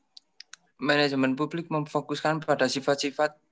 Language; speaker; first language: Indonesian; native; Indonesian